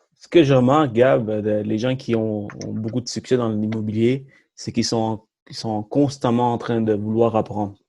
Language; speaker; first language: French; early bilingual, other home language; Tamil